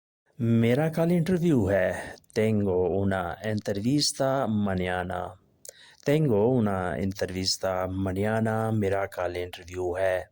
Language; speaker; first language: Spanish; non-native, learner; Urdu